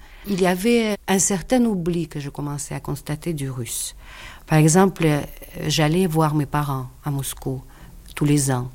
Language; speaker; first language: French; non-native, fluent; Russian